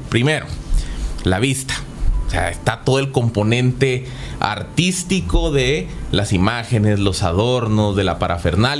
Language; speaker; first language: Spanish; native; Spanish